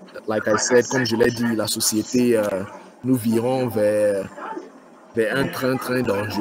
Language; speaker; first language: French; non-native, fluent; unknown